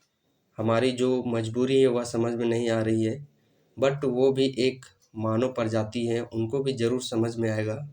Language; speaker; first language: Hindi; native; Hindi